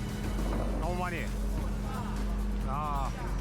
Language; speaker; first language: Japanese; native; Japanese